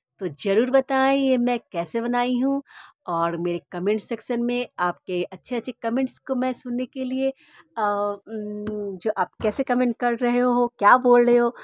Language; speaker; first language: Hindi; non-native, local second language; Bangla